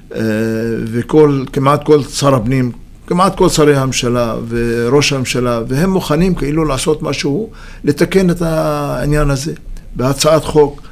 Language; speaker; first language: Hebrew; non-native, local second language; Arabic